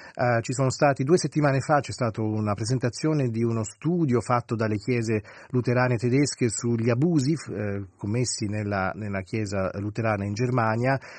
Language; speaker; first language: Italian; native; Italian